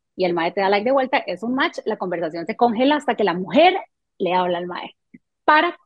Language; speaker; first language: Spanish; early bilingual, other home language; French